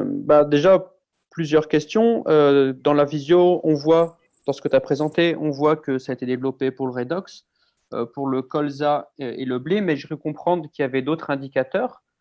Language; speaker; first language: French; native; French